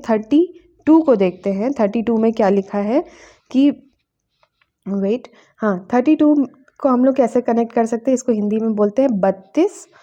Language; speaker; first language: Hindi; native; Hindi